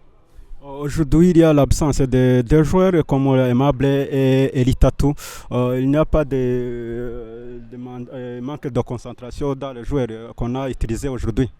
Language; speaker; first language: French; non-native, local second language; Kinyarwanda